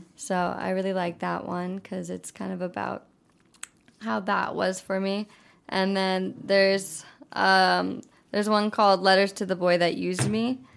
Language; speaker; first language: English; native; English